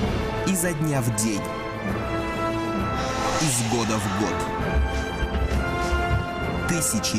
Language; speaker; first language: Russian; native; Russian